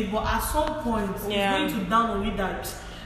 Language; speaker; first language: English; non-native, local second language; Igbo